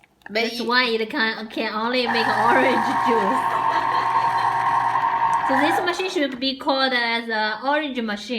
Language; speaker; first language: English; non-native, learner; Chinese